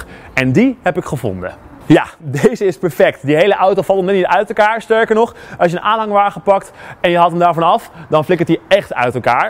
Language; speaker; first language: Dutch; native; Dutch